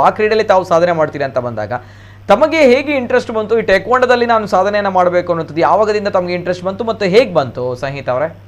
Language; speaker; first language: Kannada; native; Kannada